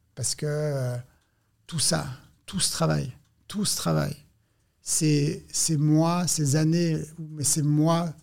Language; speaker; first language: French; native; French